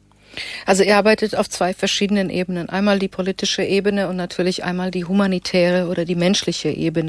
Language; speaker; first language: German; native; German